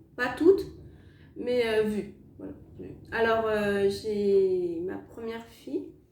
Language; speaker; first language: French; native; French